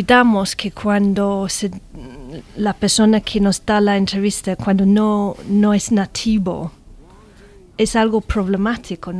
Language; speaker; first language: Spanish; non-native, fluent; English